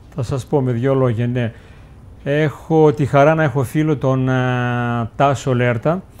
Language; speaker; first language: Greek; early bilingual, heritage; Uzbek